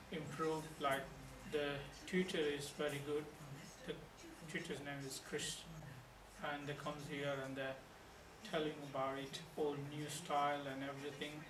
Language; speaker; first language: English; non-native, local second language; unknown